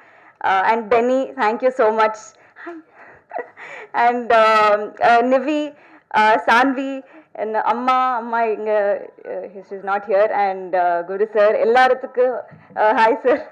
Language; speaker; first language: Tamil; non-native, learner; Telugu